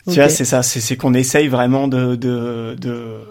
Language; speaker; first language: French; native; French